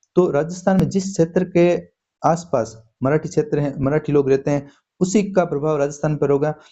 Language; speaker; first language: Hindi; native; Hindi